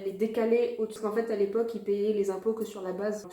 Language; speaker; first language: French; native; French